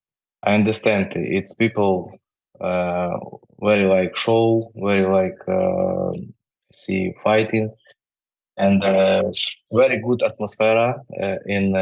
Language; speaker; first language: English; non-native, learner; Ukrainian